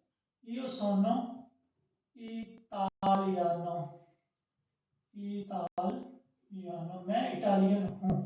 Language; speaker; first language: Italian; non-native, fluent; Urdu